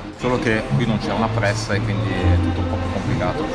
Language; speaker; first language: Italian; native; Italian